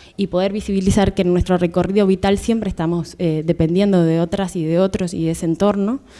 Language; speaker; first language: Spanish; native; Spanish